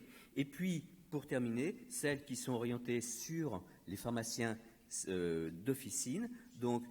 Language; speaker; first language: French; native; French